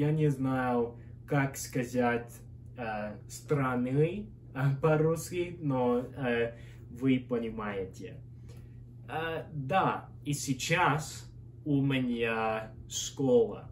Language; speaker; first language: Russian; non-native, learner; English